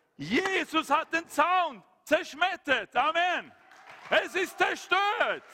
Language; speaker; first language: German; non-native, fluent; Swedish